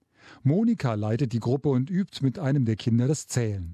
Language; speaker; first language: German; native; German